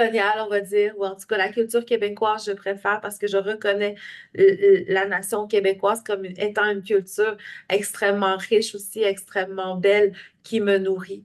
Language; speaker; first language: French; native; French